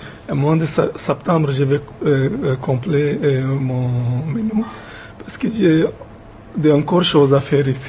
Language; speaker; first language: French; non-native, fluent; Punjabi